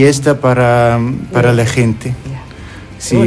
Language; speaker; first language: Spanish; non-native, learner; Russian